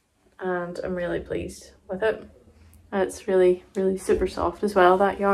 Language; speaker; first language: English; native; English